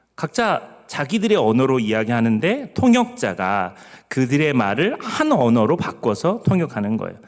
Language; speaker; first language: Korean; native; Korean